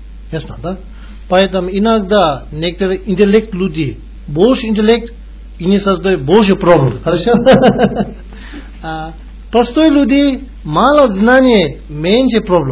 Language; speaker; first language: Russian; non-native, learner; Tibetan